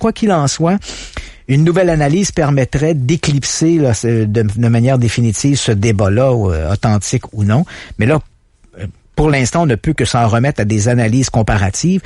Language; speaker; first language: French; native; French